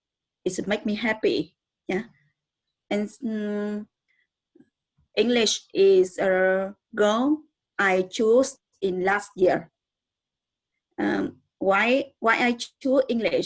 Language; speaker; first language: English; non-native, learner; Vietnamese